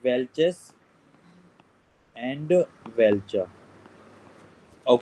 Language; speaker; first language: German; non-native, fluent; Hindi